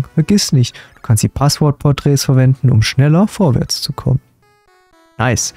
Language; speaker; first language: German; native; German